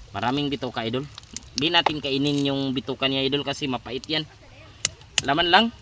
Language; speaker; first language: Filipino; non-native, local second language; Cebuano